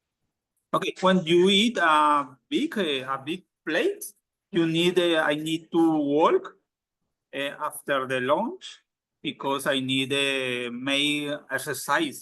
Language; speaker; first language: English; non-native, learner; Spanish